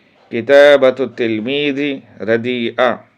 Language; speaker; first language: Arabic; non-native, learner; Urdu